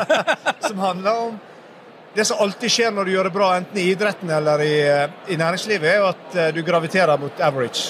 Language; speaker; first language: Norwegian; native; Norwegian